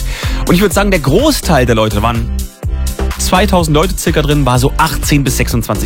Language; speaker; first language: German; native; German